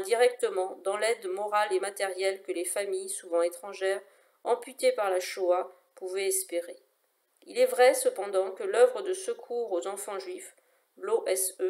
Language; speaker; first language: French; native; French